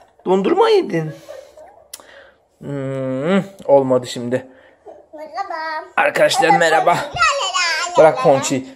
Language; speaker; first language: Turkish; native; Turkish